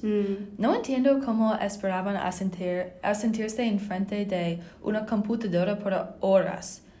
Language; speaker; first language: Spanish; non-native, learner; English